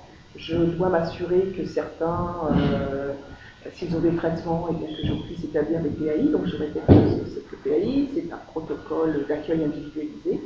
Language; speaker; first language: French; native; French